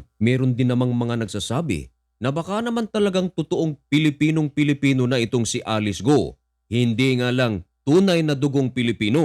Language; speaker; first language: Filipino; native; Filipino